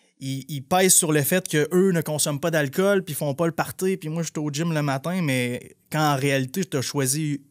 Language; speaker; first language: French; native; French